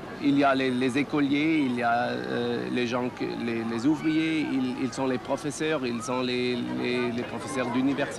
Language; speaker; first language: French; non-native, fluent; German